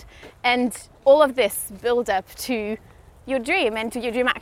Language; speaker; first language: English; non-native, fluent; French